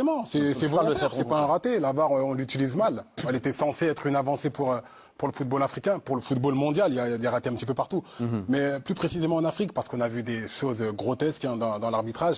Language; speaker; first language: French; non-native, local second language; Arabic